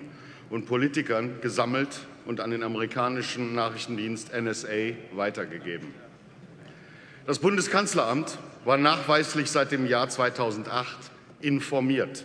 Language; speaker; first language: German; native; German